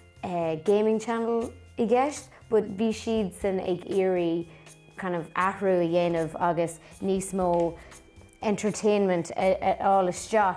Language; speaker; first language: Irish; non-native, local second language; English